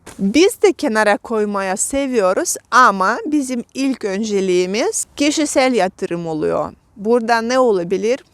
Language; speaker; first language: Turkish; non-native, fluent; Russian